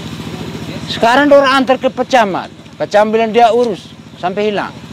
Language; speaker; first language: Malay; non-native, local second language; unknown